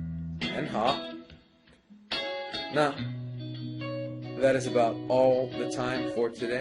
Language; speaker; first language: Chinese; non-native, fluent; English